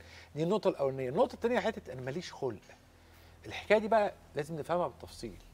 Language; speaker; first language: Arabic; native; Arabic